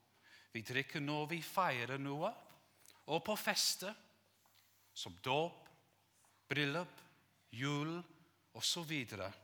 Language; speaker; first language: Norwegian; non-native, fluent; English